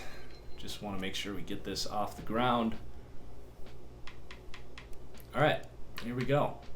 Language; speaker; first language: English; native; English